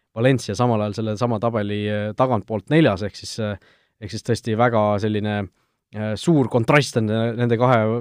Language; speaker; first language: Estonian; native; Estonian